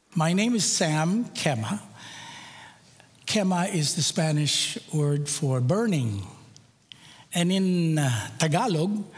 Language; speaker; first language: English; non-native, local second language; Filipino